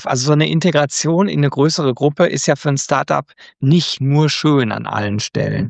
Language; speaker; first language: German; native; German